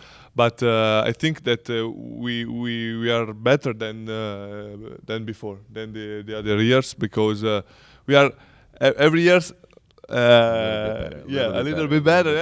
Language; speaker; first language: English; non-native, learner; Italian